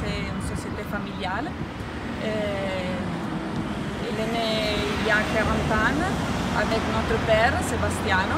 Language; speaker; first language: French; non-native, fluent; Italian